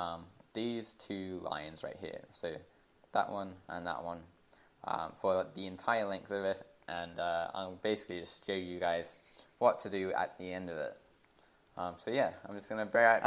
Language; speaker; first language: English; native; English